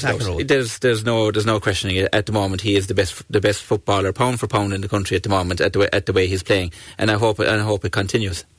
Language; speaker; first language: English; native; English